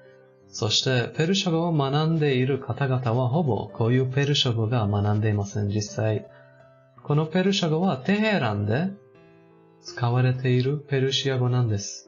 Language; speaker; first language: Japanese; non-native, fluent; Persian